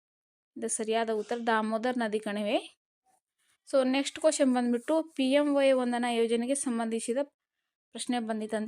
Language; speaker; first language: Kannada; native; Kannada